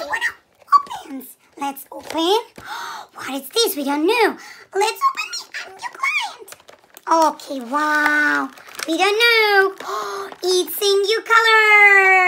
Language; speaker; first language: English; non-native, learner; Russian